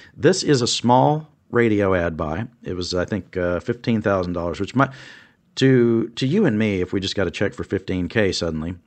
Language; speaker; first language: English; native; English